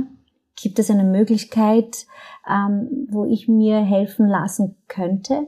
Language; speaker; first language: German; non-native, fluent; Portuguese